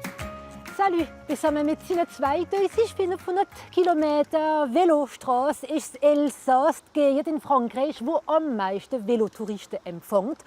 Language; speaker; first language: German; non-native, local second language; French